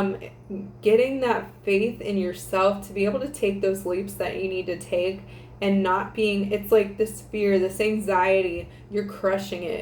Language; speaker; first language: English; native; English